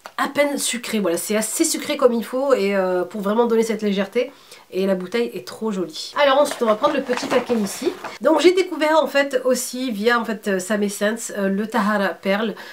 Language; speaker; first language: French; early bilingual, other home language; Arabic